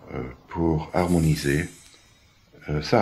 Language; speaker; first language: French; non-native, fluent; German